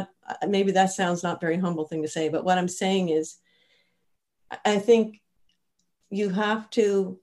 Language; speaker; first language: English; native; English